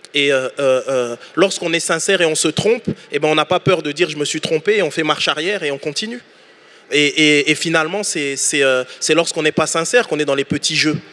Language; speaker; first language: French; native; French